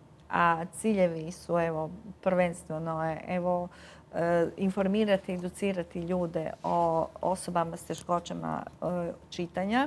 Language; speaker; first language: Croatian; native; Croatian